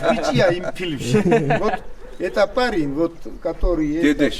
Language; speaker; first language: Russian; non-native, local second language; Svan